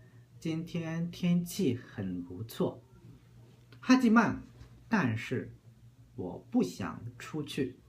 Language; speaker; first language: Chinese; non-native, fluent; Korean